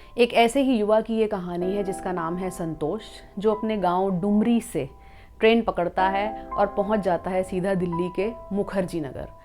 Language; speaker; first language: Hindi; non-native, local second language; Punjabi